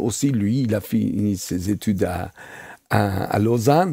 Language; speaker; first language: French; non-native, fluent; Persian